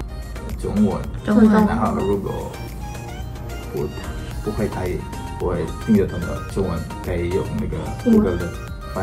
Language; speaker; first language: Chinese; non-native, learner; Filipino